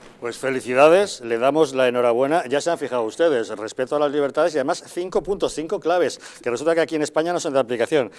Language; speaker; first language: Spanish; native; Spanish